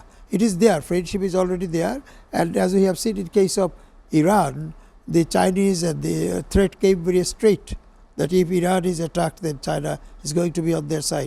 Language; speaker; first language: English; non-native, local second language; Bangla